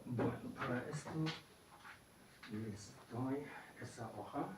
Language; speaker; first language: Spanish; non-native, fluent; German